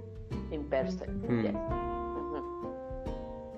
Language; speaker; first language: English; non-native, learner; Spanish